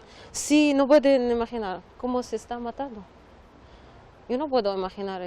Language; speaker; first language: Spanish; non-native, learner; Arabic